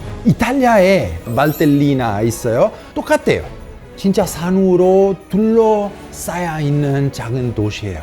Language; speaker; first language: Korean; non-native, fluent; Italian